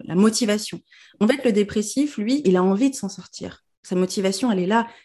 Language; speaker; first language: French; native; French